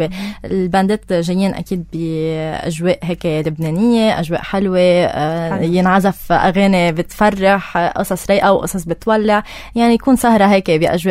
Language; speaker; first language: Arabic; native; Arabic